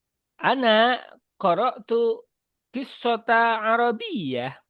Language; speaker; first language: Arabic; non-native, fluent; Indonesian